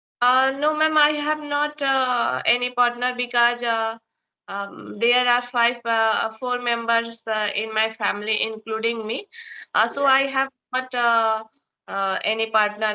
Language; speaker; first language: English; non-native, learner; Hindi